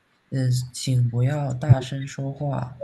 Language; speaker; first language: Chinese; early bilingual, heritage; Chinese